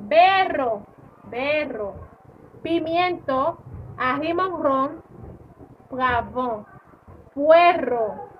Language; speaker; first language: Spanish; non-native, fluent; Haitian Creole